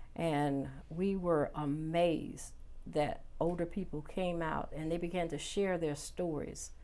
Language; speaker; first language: English; native; English